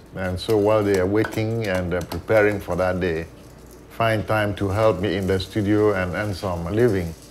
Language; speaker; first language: English; non-native, local second language; Ewe